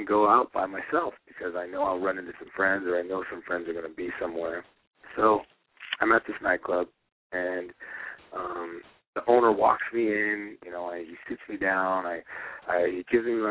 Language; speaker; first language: English; native; English